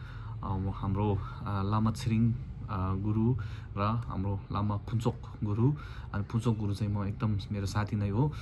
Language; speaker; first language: Nepali; non-native, local second language; Tibetan